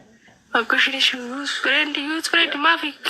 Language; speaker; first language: English; non-native, learner; Oromo